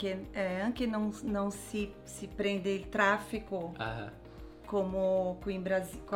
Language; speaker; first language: Italian; non-native, learner; Portuguese